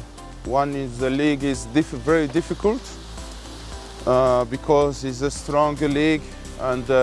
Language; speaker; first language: English; non-native, learner; French